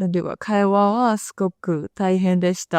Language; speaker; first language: Japanese; non-native, fluent; Chinese